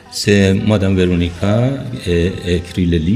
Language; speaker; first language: French; non-native, learner; Persian